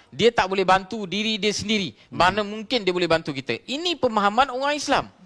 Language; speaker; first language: Malay; non-native, local second language; Tamil